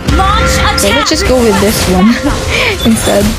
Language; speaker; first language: English; non-native, local second language; Filipino